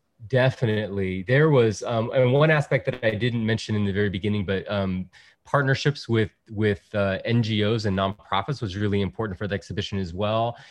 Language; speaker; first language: English; early bilingual, other home language; Spanish